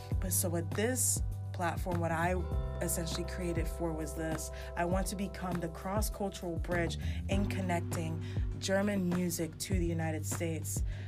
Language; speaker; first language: English; early bilingual, heritage; English